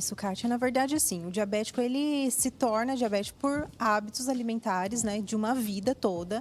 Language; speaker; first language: Portuguese; native; Portuguese